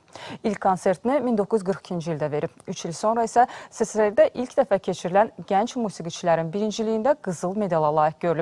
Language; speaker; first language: Azerbaijani; native; Azerbaijani